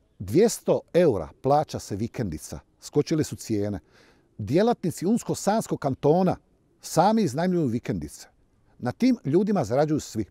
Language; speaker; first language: Croatian; native; Croatian